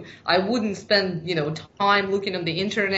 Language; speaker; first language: English; non-native, fluent; Ukrainian